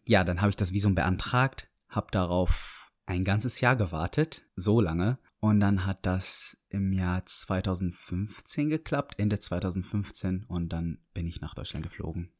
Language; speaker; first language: German; non-native, fluent; Arabic